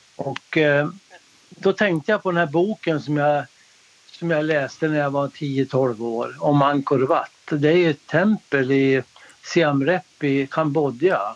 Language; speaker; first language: Swedish; native; Swedish